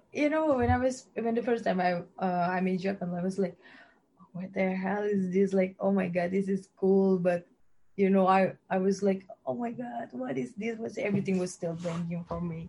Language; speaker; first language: English; non-native, learner; Indonesian